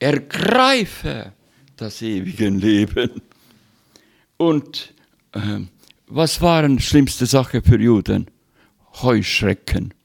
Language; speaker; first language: German; non-native, learner; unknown